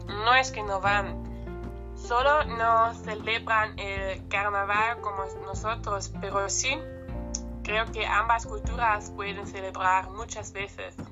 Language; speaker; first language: Spanish; non-native, learner; German